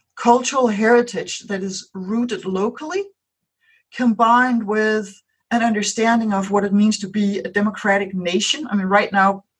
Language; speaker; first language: English; non-native, fluent; Danish